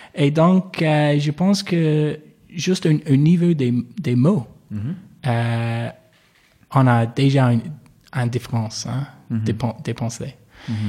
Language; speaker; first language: French; non-native, learner; English